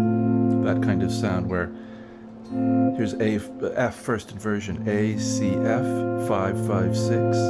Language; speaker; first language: English; native; English